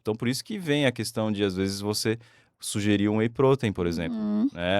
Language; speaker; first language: Portuguese; native; Portuguese